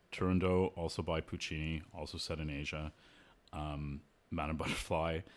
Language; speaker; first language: English; native; English